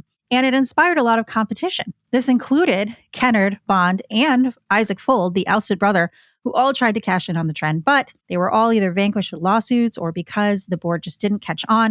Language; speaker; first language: English; native; English